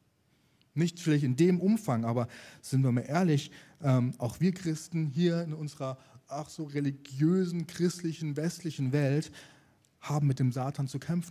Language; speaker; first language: German; native; German